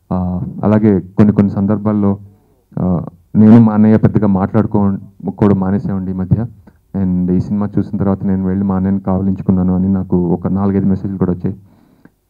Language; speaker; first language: Telugu; native; Telugu